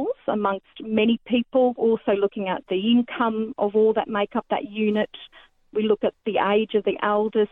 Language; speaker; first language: English; native; English